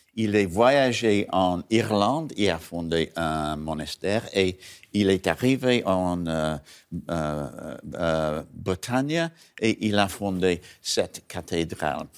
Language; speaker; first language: French; non-native, learner; English